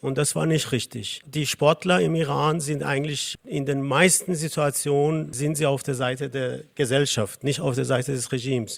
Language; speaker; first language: German; non-native, fluent; Persian